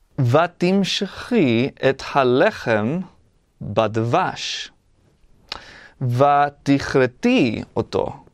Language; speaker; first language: Hebrew; non-native, learner; English